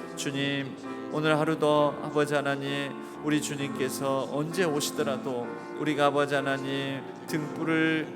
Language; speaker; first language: Korean; native; Korean